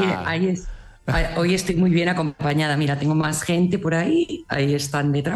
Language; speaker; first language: Spanish; native; Spanish